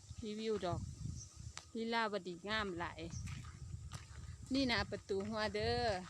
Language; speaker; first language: Thai; native; Thai